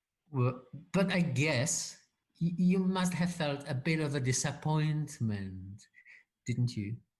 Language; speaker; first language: English; non-native, fluent; Czech